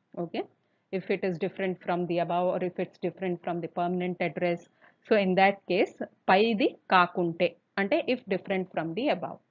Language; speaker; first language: English; non-native, local second language; Telugu